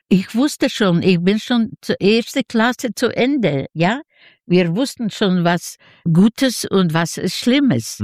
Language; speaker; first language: German; non-native, fluent; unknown